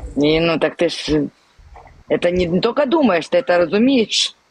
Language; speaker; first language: Ukrainian; native; Ukrainian